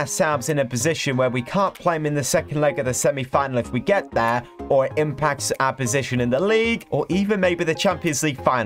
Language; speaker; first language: English; native; English